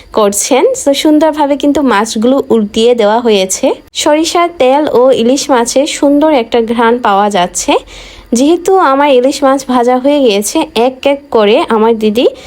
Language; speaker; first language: Bangla; native; Bangla